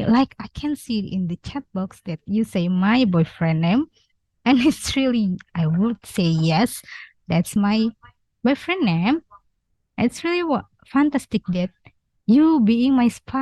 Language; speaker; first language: English; non-native, learner; Indonesian